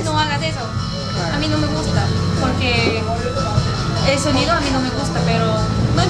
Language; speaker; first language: Spanish; non-native, learner; Korean